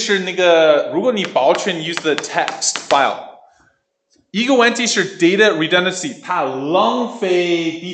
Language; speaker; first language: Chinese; non-native, learner; English